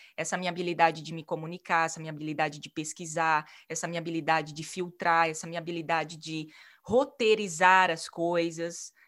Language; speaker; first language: Portuguese; native; Portuguese